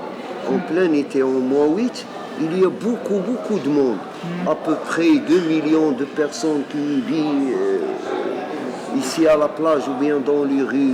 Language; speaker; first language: French; non-native, local second language; Arabic